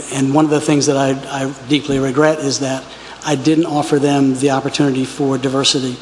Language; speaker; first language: English; native; English